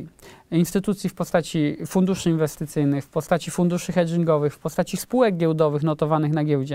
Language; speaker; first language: Polish; native; Polish